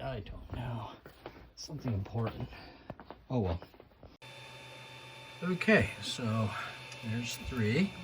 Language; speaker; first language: English; native; English